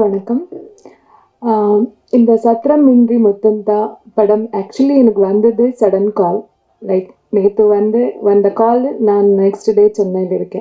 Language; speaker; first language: Tamil; non-native, local second language; Kannada